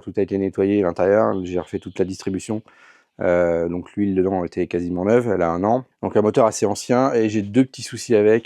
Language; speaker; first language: French; native; French